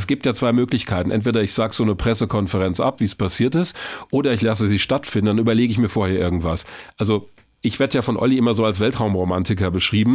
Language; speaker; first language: German; native; German